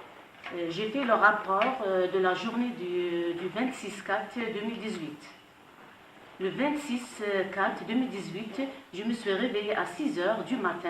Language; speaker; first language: French; non-native, fluent; Arabic